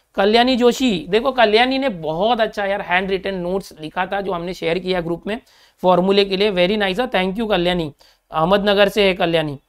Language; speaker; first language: Hindi; native; Hindi